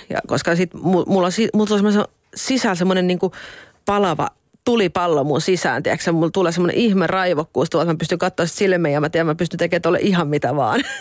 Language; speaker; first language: Finnish; non-native, local second language; Swedish